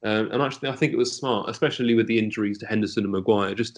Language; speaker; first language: English; native; English